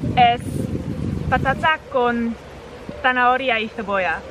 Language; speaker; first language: Spanish; non-native, learner; Dutch